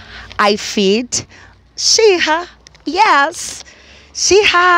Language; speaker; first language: English; non-native, fluent; Portuguese